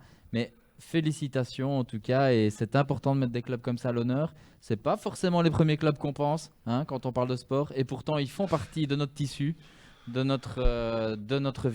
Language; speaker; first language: French; native; French